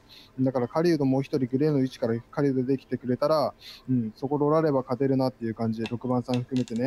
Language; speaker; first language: Japanese; native; Japanese